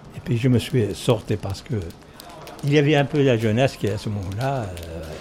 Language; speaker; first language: French; non-native, learner; Arabic